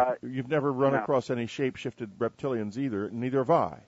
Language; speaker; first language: English; native; English